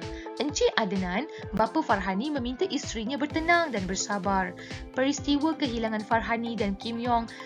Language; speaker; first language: Malay; native; Malay